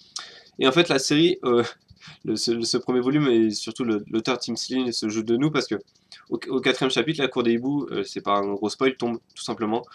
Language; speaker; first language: French; native; French